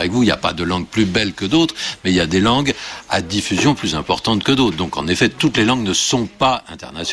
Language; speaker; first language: French; native; French